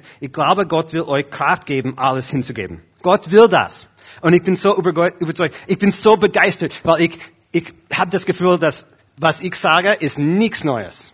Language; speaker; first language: German; non-native, fluent; English